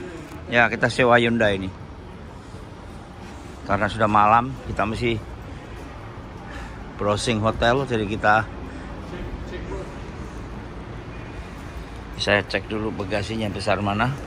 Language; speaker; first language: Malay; non-native, local second language; Javanese